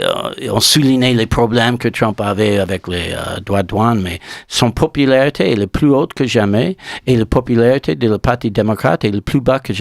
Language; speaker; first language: French; non-native, learner; English